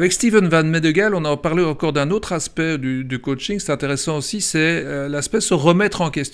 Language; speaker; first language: French; native; French